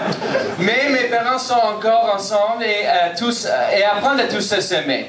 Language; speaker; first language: French; non-native, local second language; English